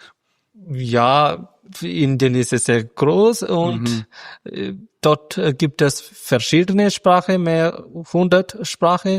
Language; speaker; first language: German; non-native, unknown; Malayalam